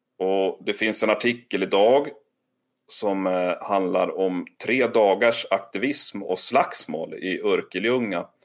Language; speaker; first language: Swedish; native; Swedish